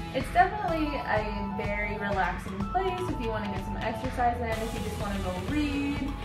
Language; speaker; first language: English; native; English